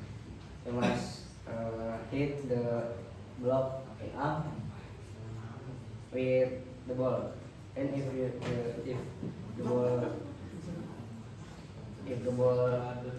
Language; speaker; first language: English; non-native, learner; Indonesian